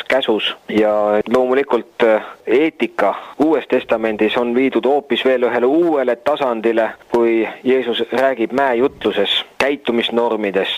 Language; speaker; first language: Estonian; native; Estonian